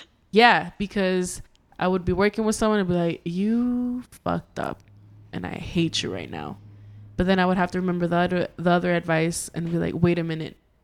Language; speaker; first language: English; early bilingual, other home language; Spanish